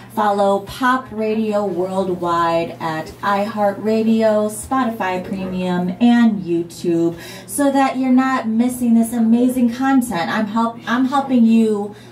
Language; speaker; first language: English; native; English